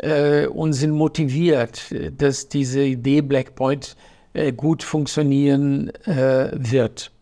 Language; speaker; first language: German; non-native, fluent; Portuguese